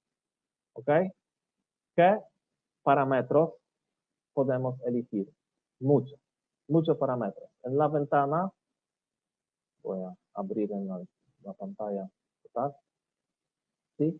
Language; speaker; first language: Spanish; non-native, learner; Polish